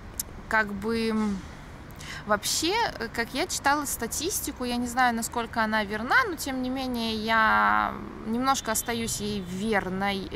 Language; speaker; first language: Russian; native; Russian